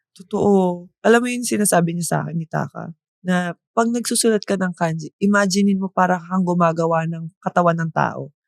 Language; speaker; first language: Filipino; native; Filipino